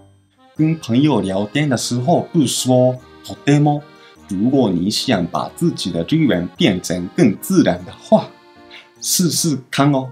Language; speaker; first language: Chinese; non-native, fluent; Japanese